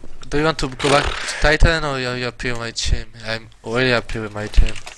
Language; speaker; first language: English; non-native, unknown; French